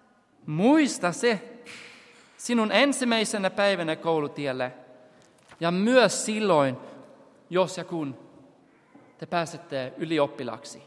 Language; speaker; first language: Finnish; non-native, fluent; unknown